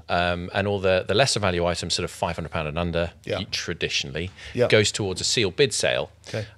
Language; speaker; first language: English; native; English